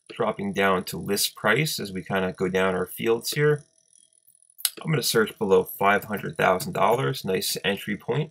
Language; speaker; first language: English; native; English